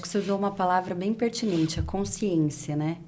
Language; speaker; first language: Portuguese; native; Portuguese